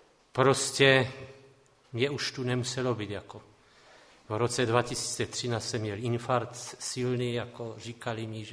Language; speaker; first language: Czech; non-native, local second language; Polish